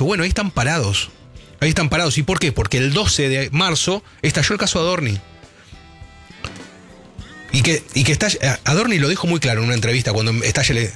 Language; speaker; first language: Spanish; native; Spanish